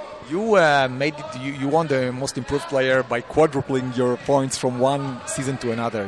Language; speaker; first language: English; non-native, fluent; Hebrew